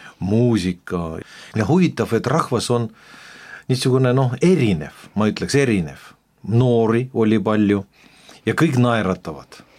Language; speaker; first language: Estonian; non-native, local second language; Russian